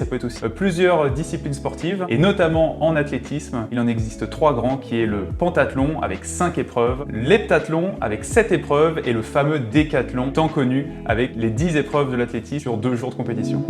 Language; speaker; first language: French; native; French